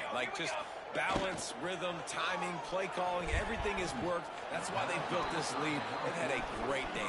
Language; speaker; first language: English; native; English